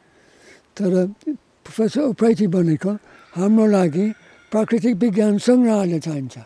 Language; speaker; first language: Nepali; non-native, learner; English